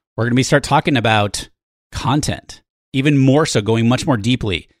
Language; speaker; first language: English; native; English